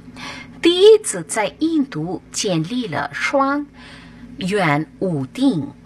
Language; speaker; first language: Chinese; non-native, fluent; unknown